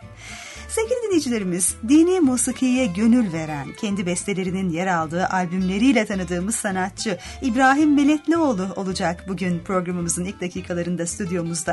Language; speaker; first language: Turkish; native; Turkish